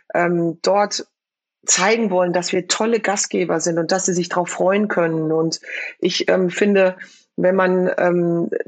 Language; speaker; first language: German; native; German